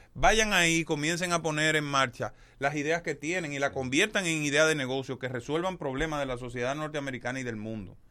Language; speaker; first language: Spanish; native; Spanish